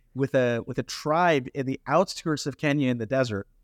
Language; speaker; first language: English; early bilingual, other home language; Hindi